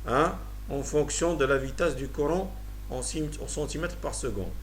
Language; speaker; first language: French; non-native, local second language; Arabic